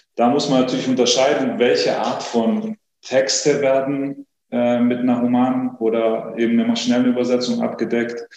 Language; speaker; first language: German; early bilingual, other home language; Greek